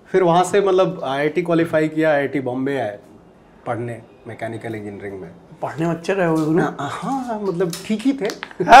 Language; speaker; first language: Hindi; native; Hindi